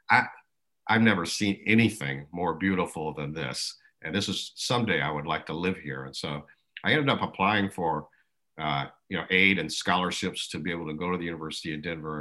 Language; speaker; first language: English; early bilingual, other home language; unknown